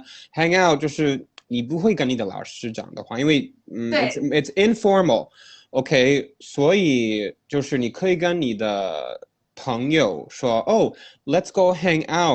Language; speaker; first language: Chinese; non-native, fluent; English